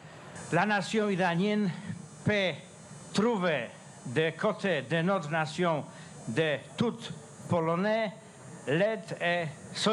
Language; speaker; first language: French; non-native, fluent; Polish